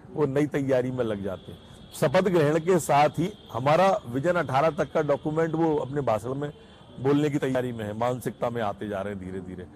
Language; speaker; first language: Hindi; native; Hindi